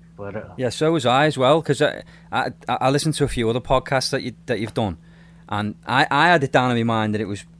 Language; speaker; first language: English; native; English